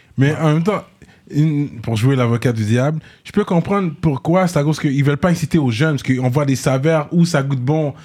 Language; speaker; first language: French; native; French